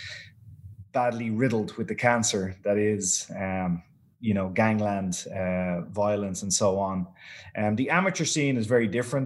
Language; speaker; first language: English; native; English